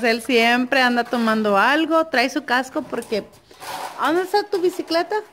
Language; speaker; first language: Spanish; native; Spanish